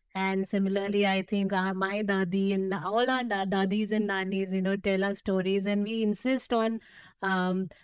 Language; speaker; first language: English; non-native, local second language; Hindi